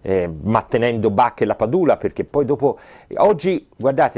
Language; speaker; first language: Italian; native; Italian